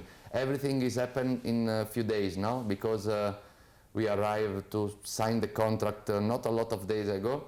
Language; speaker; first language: English; non-native, fluent; Italian